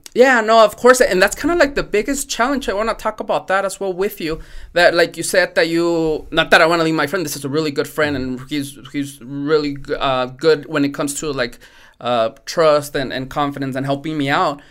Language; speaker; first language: English; non-native, fluent; Spanish